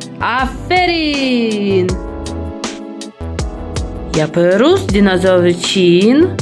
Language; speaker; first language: Turkish; non-native, learner; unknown